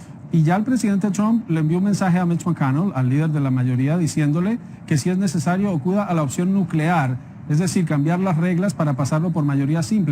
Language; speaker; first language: Spanish; non-native, fluent; English